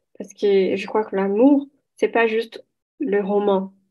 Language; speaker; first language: French; non-native, learner; Portuguese